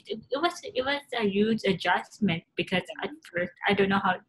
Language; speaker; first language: English; non-native, local second language; Filipino